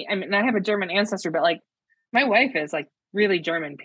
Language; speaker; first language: English; native; English